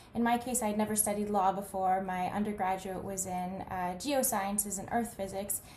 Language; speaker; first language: English; native; English